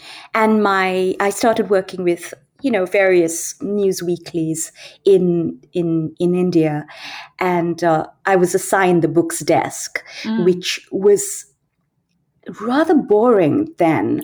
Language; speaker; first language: English; native; English